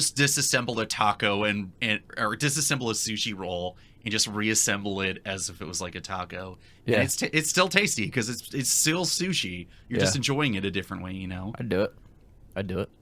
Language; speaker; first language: English; native; English